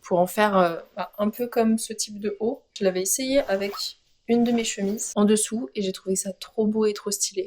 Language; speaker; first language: French; native; French